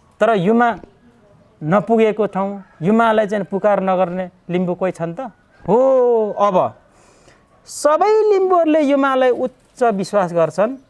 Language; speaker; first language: Nepali; non-native, local second language; Limbu